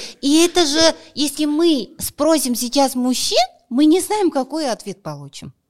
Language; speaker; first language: Russian; non-native, local second language; Kazakh